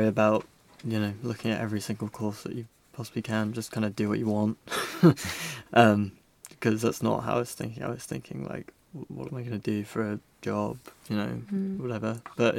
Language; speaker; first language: English; native; English